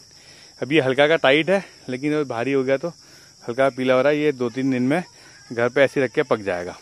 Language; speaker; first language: Hindi; native; Hindi